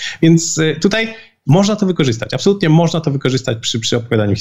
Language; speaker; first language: Polish; native; Polish